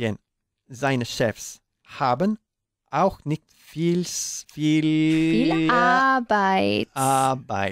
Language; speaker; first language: German; non-native, learner; Spanish